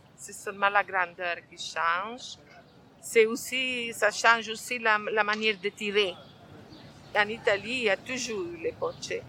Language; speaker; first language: French; non-native, fluent; Italian